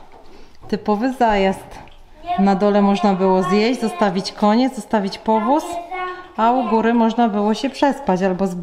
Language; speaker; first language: Polish; native; Polish